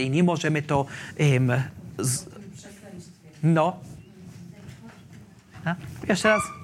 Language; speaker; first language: Polish; non-native, learner; German